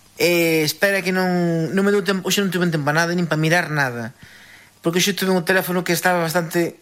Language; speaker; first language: Galician; native; Galician